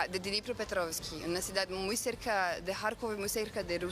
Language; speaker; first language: Spanish; non-native, fluent; Portuguese